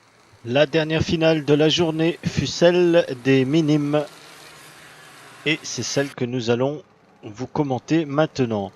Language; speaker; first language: French; native; French